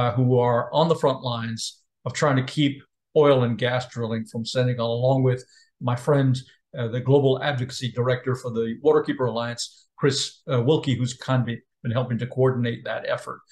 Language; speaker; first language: English; native; English